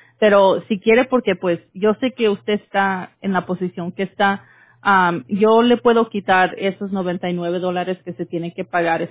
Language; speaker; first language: Spanish; early bilingual, heritage; Spanish